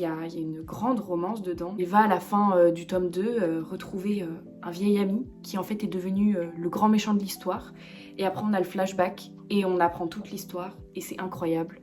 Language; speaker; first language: French; native; French